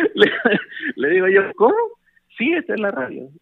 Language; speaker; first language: Spanish; native; Spanish